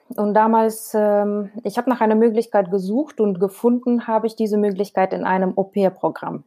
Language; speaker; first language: German; non-native, fluent; Russian